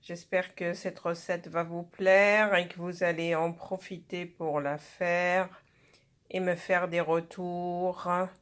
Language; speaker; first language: French; non-native, local second language; Arabic